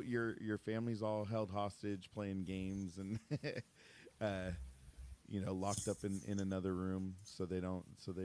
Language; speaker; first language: English; native; English